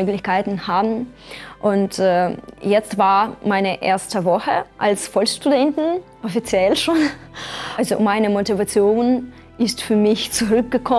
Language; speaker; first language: German; non-native, fluent; Ukrainian